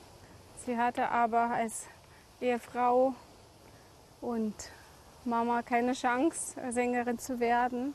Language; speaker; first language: German; native; German